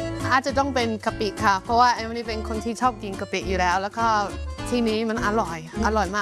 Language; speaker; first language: Thai; non-native, fluent; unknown